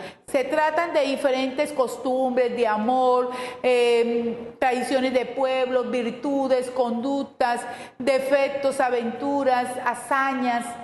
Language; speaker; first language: Spanish; native; Spanish